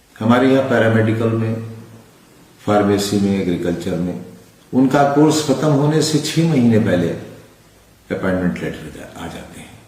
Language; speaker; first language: Urdu; native; Urdu